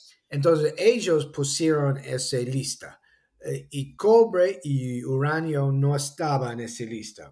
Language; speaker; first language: Spanish; non-native, fluent; English